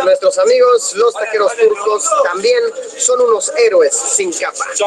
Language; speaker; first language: Spanish; native; Spanish